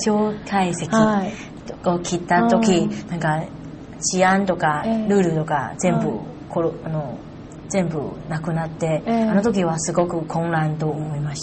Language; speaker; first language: Japanese; non-native, learner; Chinese